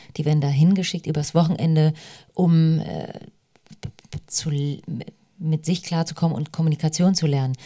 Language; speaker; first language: German; early bilingual, other home language; Polish